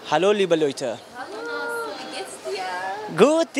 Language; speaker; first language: German; non-native, learner; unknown